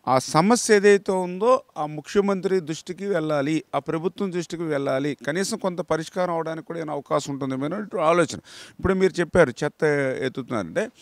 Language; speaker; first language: Telugu; native; Telugu